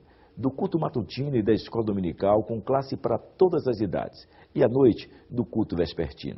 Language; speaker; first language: Portuguese; native; Portuguese